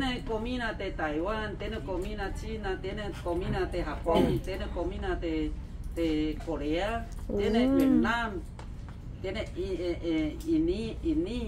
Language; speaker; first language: Spanish; non-native, learner; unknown